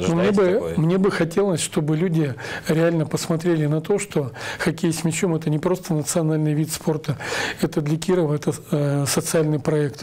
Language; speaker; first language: Russian; native; Russian